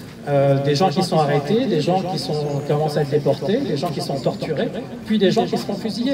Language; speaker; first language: French; native; French